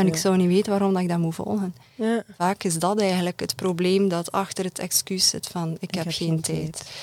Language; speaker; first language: Dutch; native; Dutch